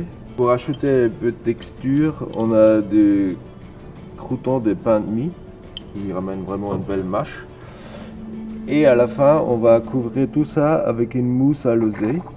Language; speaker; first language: French; non-native, fluent; German